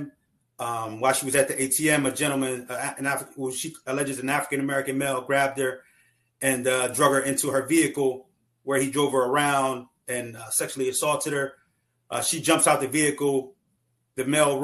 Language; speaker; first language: English; native; English